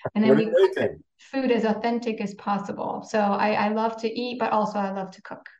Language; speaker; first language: English; non-native, fluent; Polish